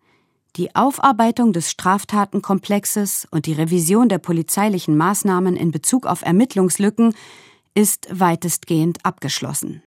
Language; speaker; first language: German; native; German